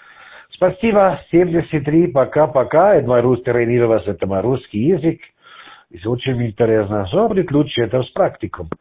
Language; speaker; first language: Russian; non-native, learner; German